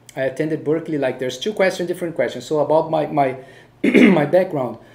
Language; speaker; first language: English; non-native, fluent; Portuguese